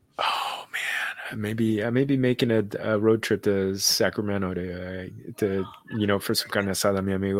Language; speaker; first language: English; native; English